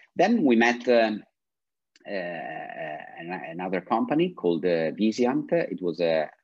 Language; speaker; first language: English; non-native, fluent; Italian